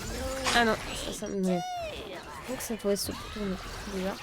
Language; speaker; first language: French; native; French